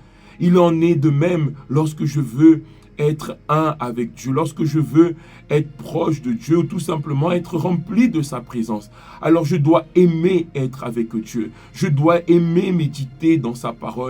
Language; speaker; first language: French; native; French